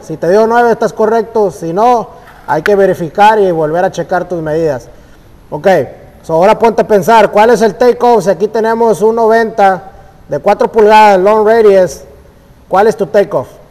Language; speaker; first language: Spanish; early bilingual, heritage; Spanish